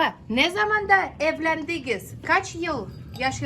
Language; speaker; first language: Turkish; non-native, learner; Russian